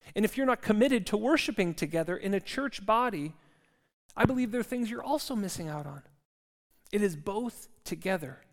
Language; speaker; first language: English; native; English